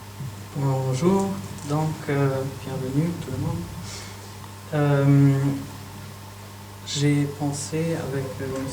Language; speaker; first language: French; non-native, fluent; German